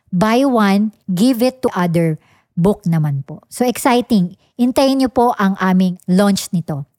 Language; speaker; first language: English; non-native, local second language; Filipino